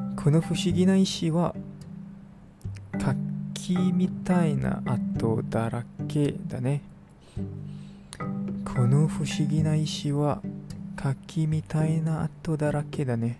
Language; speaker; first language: Japanese; non-native, learner; English